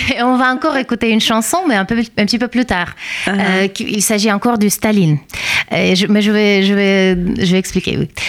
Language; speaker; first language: French; non-native, fluent; Russian